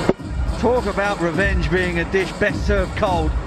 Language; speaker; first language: English; native; English